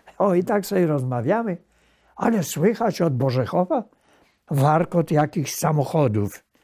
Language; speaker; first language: Polish; native; Polish